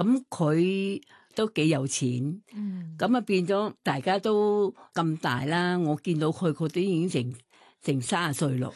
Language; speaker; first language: Cantonese; non-native, fluent; Thai